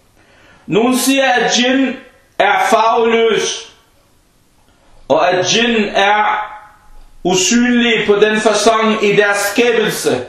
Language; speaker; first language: Danish; non-native, fluent; Arabic